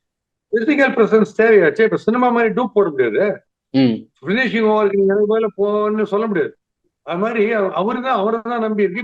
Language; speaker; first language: Tamil; native; Tamil